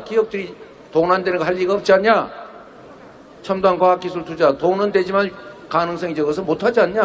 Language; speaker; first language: Korean; native; Korean